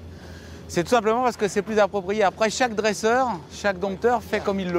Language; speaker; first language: French; native; French